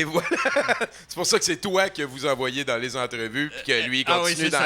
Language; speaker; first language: French; native; French